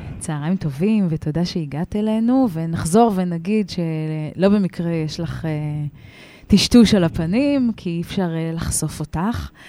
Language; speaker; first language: Hebrew; native; Hebrew